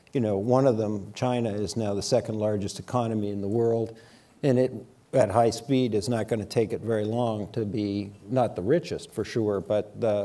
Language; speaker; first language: English; native; English